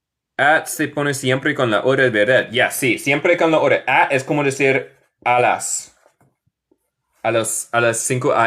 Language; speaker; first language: Spanish; non-native, fluent; English